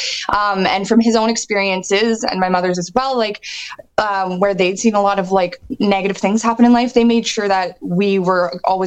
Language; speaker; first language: English; native; English